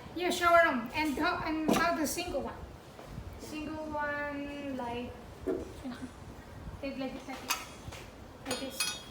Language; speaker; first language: English; non-native, learner; Chinese